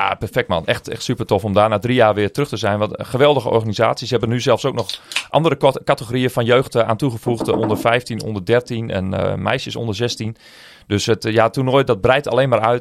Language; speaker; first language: Dutch; native; Dutch